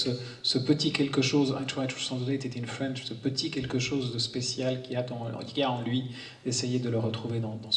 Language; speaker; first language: French; native; French